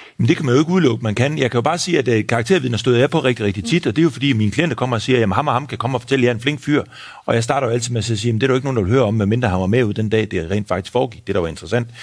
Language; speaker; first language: Danish; native; Danish